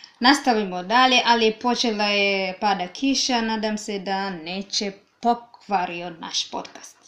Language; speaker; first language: Serbian; non-native, learner; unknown